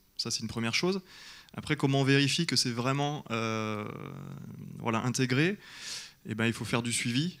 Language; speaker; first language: French; native; French